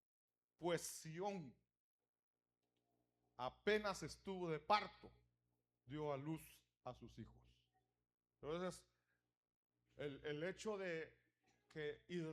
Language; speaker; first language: Spanish; native; Spanish